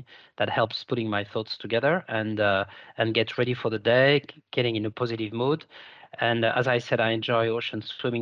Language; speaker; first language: English; non-native, fluent; French